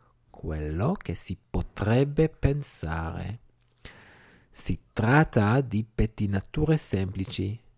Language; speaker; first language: Italian; non-native, fluent; Hebrew